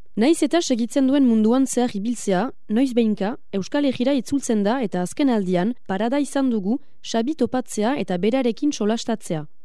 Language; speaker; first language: Basque; native; Basque